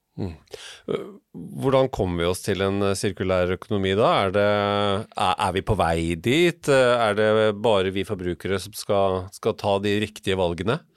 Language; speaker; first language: Norwegian; native; Norwegian